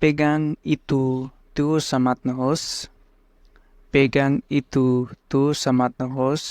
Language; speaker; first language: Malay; non-native, fluent; Nepali